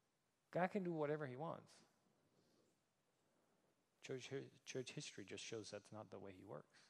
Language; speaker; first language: English; non-native, fluent; Danish